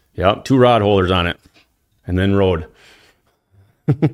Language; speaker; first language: English; native; English